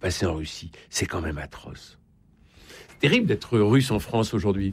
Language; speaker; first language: French; native; French